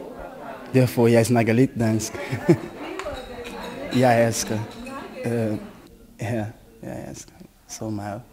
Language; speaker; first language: Danish; non-native, learner; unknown